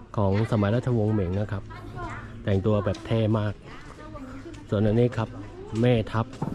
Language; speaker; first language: Thai; non-native, fluent; Chinese